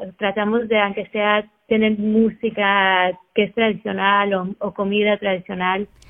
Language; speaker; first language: Spanish; early bilingual, heritage; Spanish